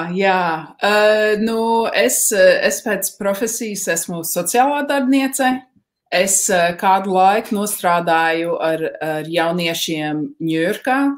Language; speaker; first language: Latvian; early bilingual, heritage; Latvian